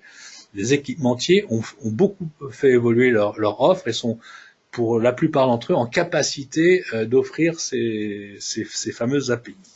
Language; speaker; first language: French; native; French